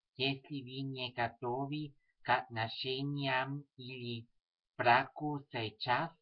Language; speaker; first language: Russian; non-native, learner; Swiss German